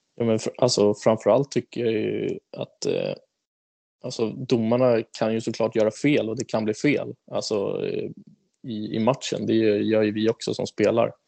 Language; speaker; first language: Swedish; native; Swedish